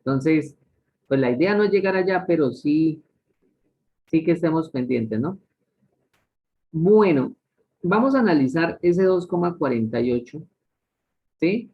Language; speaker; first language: Spanish; native; Spanish